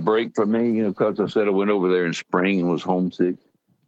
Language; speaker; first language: English; native; English